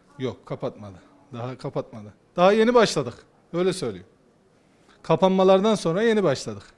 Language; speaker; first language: Turkish; native; Turkish